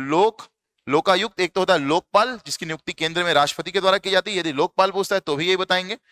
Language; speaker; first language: Hindi; native; Hindi